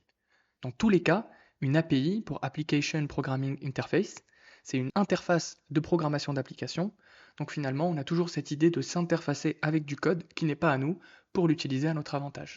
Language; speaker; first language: French; native; French